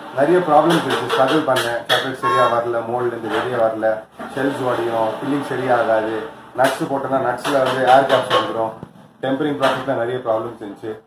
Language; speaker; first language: Tamil; non-native, local second language; Kashmiri